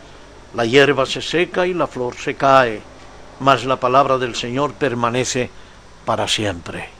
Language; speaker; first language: Spanish; native; Spanish